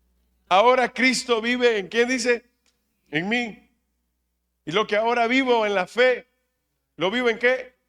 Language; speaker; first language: Spanish; native; Spanish